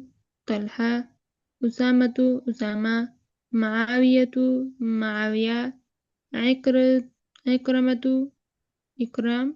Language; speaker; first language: Arabic; non-native, learner; Urdu